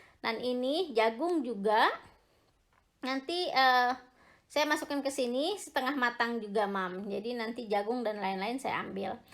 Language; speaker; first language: Indonesian; native; Indonesian